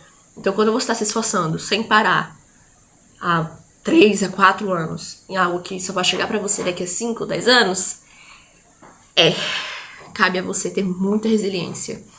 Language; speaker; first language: Portuguese; native; Portuguese